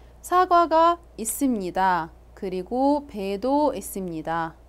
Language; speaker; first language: Korean; non-native, fluent; Arabic